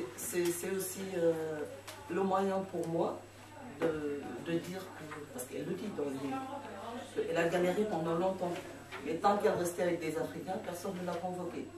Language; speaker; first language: French; non-native, local second language; Fula